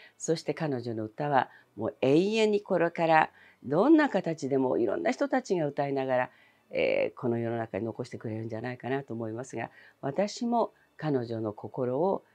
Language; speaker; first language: Japanese; early bilingual, other home language; Chinese